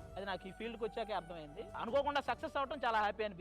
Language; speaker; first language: Telugu; native; Telugu